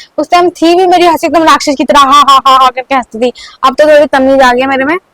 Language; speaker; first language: Hindi; non-native, local second language; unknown